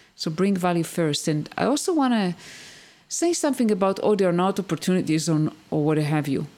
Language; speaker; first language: English; non-native, fluent; Hebrew